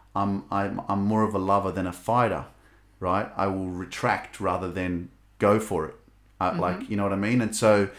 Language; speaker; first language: English; native; English